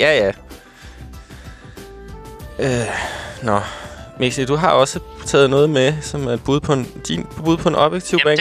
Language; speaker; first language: Danish; native; Danish